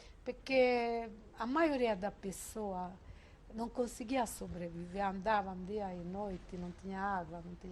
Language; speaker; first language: Portuguese; non-native, fluent; Hungarian